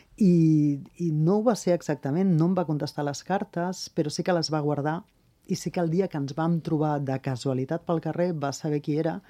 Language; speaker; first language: Catalan; non-native, local second language; Spanish